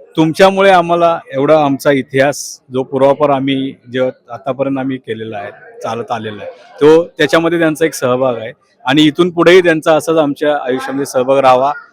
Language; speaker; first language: Marathi; native; Marathi